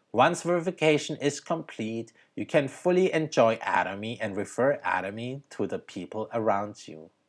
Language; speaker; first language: English; early bilingual, other home language; Thai